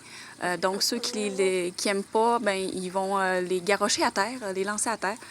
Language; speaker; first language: French; native; French